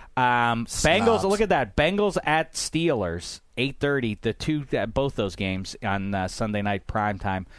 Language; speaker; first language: English; native; English